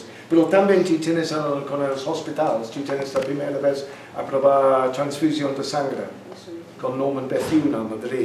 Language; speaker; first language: Spanish; non-native, learner; English